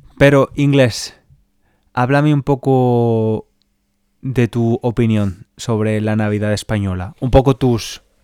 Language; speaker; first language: Spanish; native; Spanish